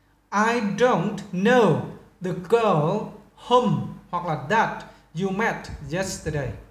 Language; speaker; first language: English; non-native, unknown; Vietnamese